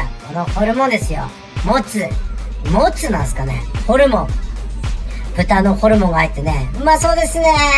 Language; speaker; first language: Japanese; native; Japanese